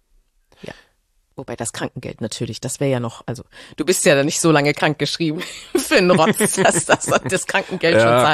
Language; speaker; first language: German; native; German